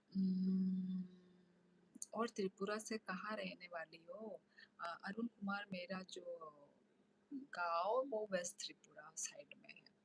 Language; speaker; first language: Hindi; non-native, local second language; Kok Borok